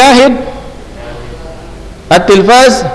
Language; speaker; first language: Arabic; non-native, fluent; Indonesian